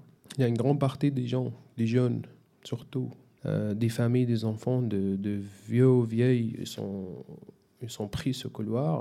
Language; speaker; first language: French; non-native, fluent; Arabic